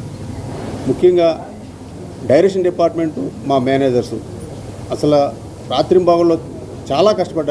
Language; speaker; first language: Telugu; native; Telugu